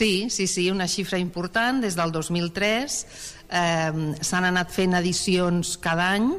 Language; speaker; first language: Catalan; native; Catalan